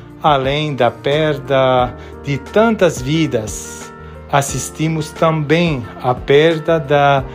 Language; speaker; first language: Portuguese; non-native, fluent; Armenian